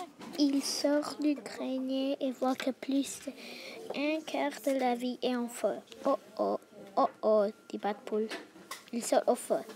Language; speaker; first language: French; non-native, learner; English